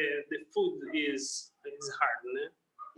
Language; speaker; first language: English; non-native, learner; Portuguese